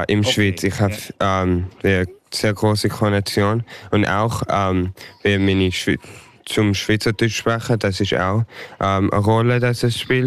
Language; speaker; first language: German; early bilingual, heritage; English